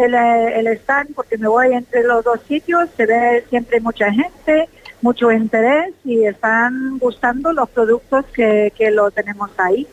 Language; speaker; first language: Spanish; non-native, fluent; English